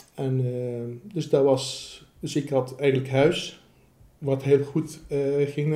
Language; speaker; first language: Dutch; early bilingual, other home language; Arabic